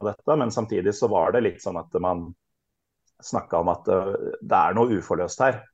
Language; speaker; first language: Norwegian; native; Norwegian